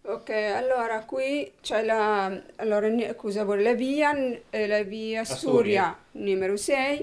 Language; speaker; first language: Italian; non-native, learner; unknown